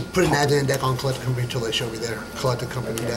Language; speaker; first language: English; native; English